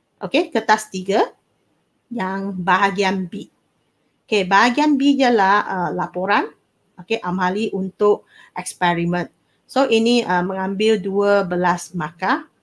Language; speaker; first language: Malay; non-native, local second language; Cantonese